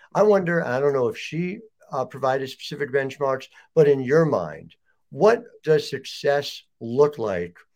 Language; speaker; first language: English; native; English